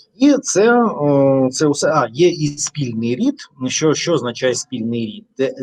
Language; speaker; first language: Ukrainian; non-native, local second language; Russian